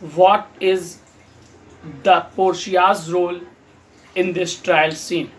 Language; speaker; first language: English; non-native, local second language; Hindi